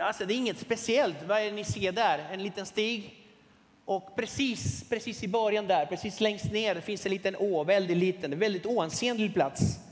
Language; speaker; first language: Swedish; non-native, fluent; Spanish